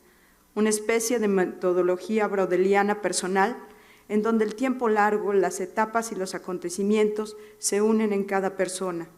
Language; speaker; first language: Spanish; native; Spanish